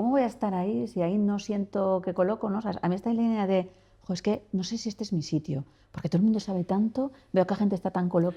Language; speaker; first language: Spanish; native; Spanish